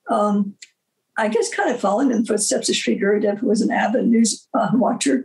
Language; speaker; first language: English; native; English